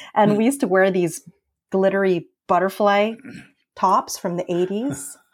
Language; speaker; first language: English; early bilingual, other home language; Filipino